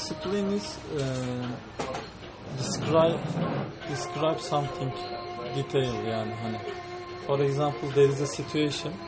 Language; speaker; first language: English; non-native, learner; Turkish